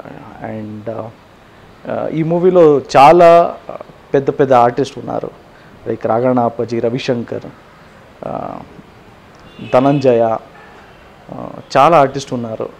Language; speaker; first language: Telugu; non-native, learner; Kannada